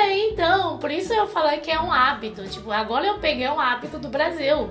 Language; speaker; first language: Portuguese; non-native, fluent; Chinese